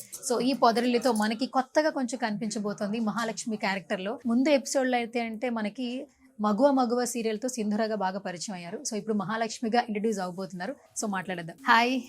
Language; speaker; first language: Telugu; native; Telugu